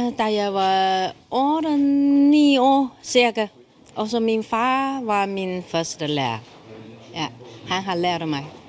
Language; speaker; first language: Danish; non-native, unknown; Chinese